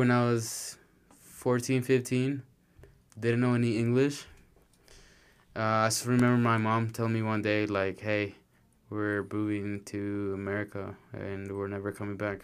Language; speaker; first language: English; non-native, fluent; Spanish